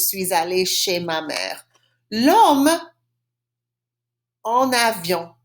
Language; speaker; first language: French; non-native, fluent; English